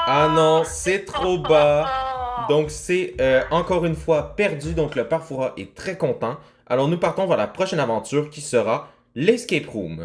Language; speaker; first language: French; native; French